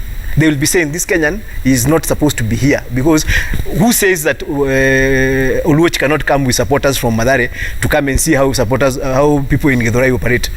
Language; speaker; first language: English; non-native, local second language; Kikuyu